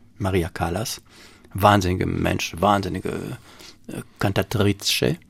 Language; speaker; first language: German; non-native, fluent; French